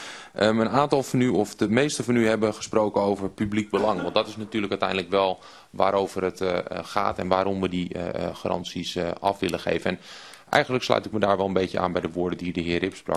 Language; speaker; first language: Dutch; native; Dutch